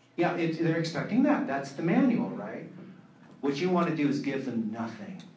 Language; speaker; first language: English; native; English